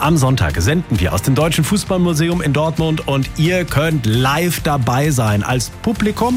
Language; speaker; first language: German; native; German